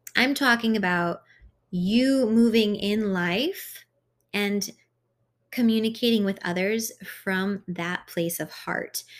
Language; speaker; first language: English; early bilingual, other home language; Hungarian